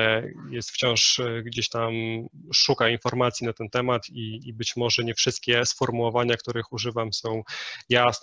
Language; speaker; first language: Polish; native; Polish